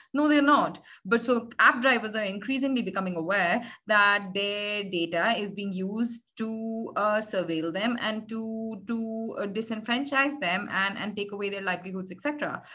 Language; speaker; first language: English; non-native, local second language; Hindi